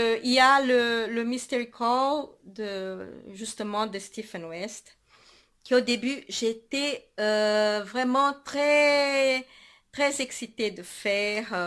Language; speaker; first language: French; non-native, fluent; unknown